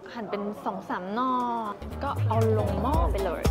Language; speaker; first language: Thai; native; Thai